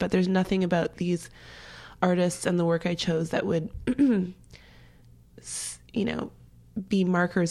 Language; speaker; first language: English; native; English